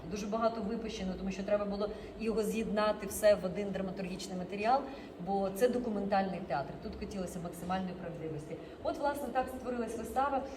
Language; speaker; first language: Ukrainian; non-native, local second language; Russian